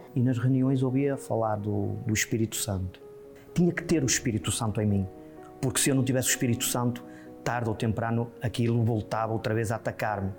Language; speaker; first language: Portuguese; native; Portuguese